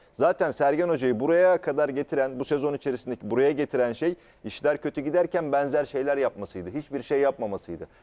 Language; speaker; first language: Turkish; native; Turkish